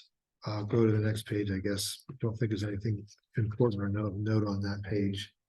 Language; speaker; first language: English; native; English